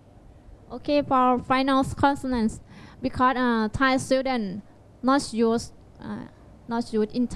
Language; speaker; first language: English; non-native, learner; Thai